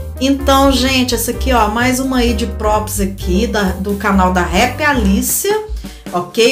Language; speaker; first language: Portuguese; native; Portuguese